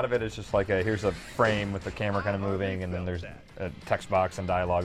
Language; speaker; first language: English; native; English